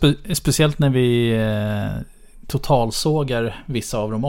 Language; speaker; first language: Swedish; native; Swedish